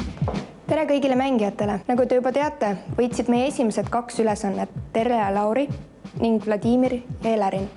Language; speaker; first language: Estonian; native; Estonian